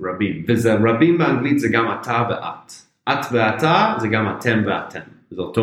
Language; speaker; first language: Hebrew; non-native, fluent; English